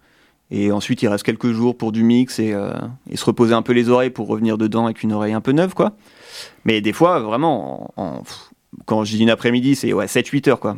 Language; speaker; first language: French; native; French